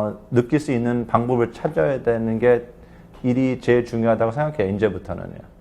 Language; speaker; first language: Korean; early bilingual, heritage; Korean